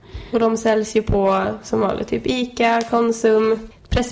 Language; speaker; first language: Swedish; native; Swedish